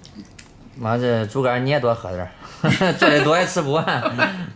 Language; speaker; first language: Chinese; native; Chinese